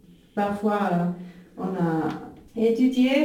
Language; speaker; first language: French; non-native, learner; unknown